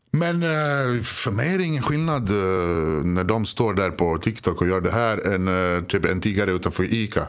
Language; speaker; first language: Swedish; early bilingual, other home language; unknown